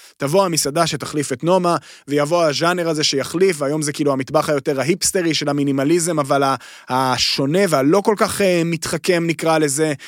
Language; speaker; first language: Hebrew; native; Hebrew